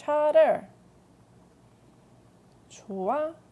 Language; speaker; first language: Korean; non-native, fluent; English